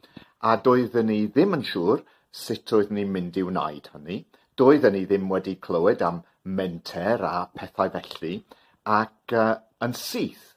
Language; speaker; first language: Welsh; non-native, learner; English